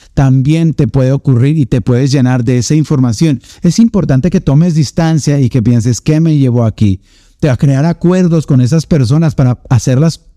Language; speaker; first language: Spanish; native; Spanish